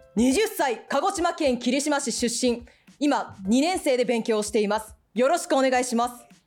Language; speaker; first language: Japanese; native; Japanese